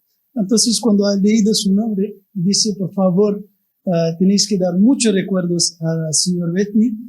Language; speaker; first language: Spanish; non-native, fluent; Pashto